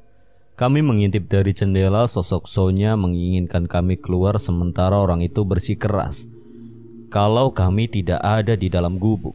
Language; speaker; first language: Indonesian; native; Indonesian